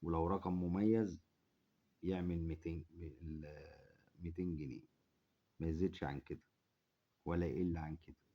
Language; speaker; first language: Arabic; native; Arabic